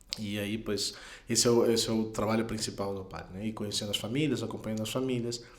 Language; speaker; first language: Portuguese; non-native, fluent; Spanish